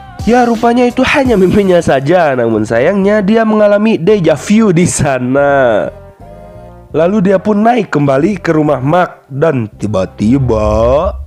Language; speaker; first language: Indonesian; native; Indonesian